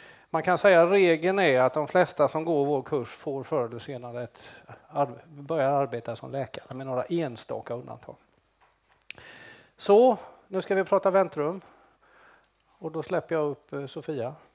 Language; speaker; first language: Swedish; native; Swedish